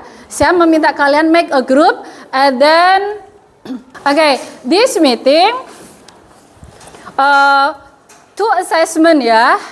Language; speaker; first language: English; non-native, fluent; Indonesian